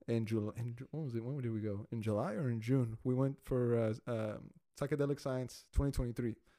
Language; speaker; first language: English; early bilingual, other home language; Spanish